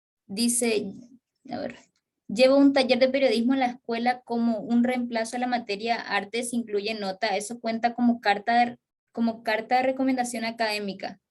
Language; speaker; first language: Spanish; native; Spanish